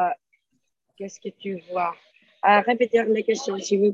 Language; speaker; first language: French; non-native, learner; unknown